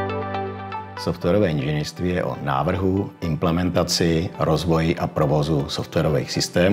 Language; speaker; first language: Czech; native; Czech